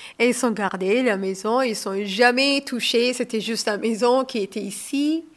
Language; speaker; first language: French; non-native, learner; Somali